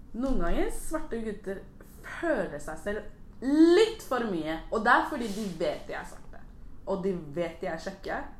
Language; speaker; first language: Norwegian; early bilingual, other home language; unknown